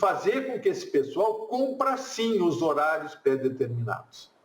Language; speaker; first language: Portuguese; native; Portuguese